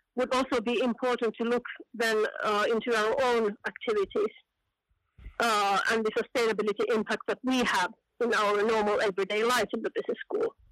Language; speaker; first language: English; non-native, fluent; Finnish